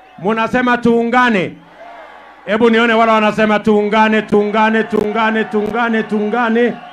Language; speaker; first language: Swahili; non-native, local second language; Kalenjin